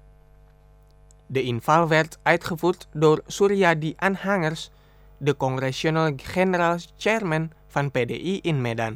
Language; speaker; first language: Dutch; non-native, fluent; Indonesian